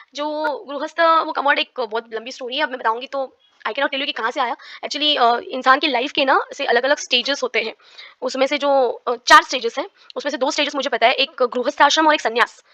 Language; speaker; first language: Hindi; non-native, local second language; Marathi